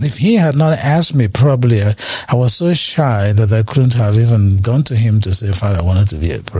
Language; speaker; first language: English; non-native, local second language; Igbo